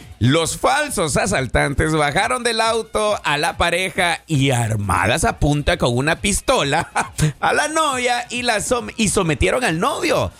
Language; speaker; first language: Spanish; native; Spanish